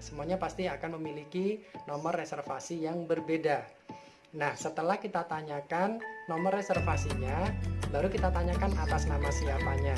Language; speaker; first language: Indonesian; non-native, local second language; Javanese